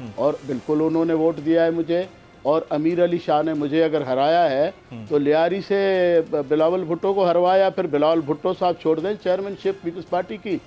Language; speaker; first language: Urdu; non-native, local second language; Sindhi